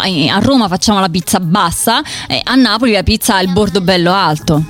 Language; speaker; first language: Italian; native; Italian